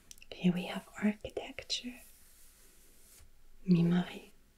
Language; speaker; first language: English; non-native, fluent; German